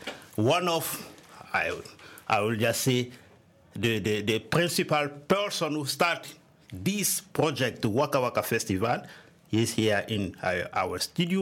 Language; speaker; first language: English; non-native, learner; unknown